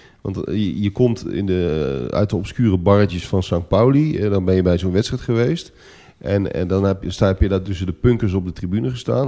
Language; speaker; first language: Dutch; native; Dutch